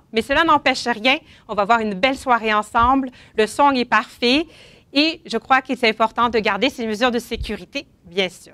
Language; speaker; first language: French; native; French